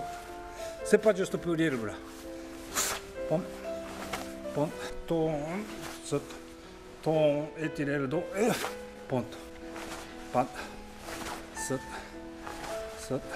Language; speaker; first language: French; non-native, learner; Japanese